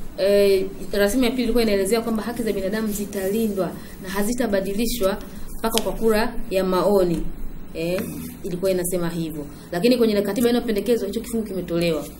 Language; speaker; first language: Swahili; native; Swahili